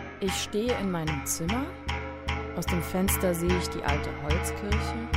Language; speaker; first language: German; non-native, fluent; Lithuanian